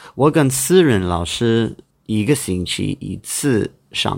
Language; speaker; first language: Chinese; non-native, learner; English